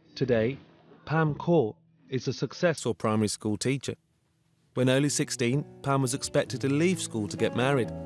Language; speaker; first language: English; native; English